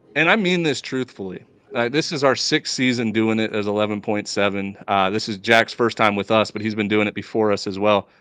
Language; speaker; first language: English; native; English